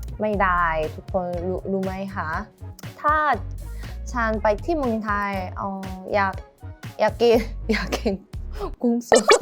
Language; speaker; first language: Thai; non-native, learner; Korean